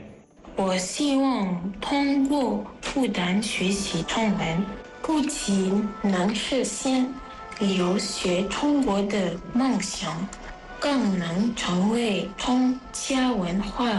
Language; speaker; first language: Chinese; non-native, learner; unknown